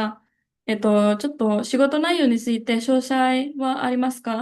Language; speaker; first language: Japanese; non-native, fluent; Indonesian